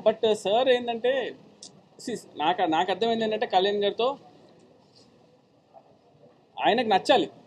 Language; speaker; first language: Telugu; native; Telugu